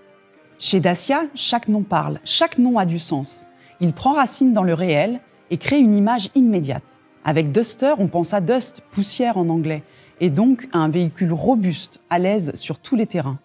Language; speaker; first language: French; native; French